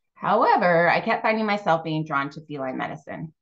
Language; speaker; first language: English; native; English